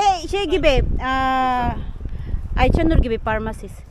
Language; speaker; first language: Turkish; non-native, learner; Filipino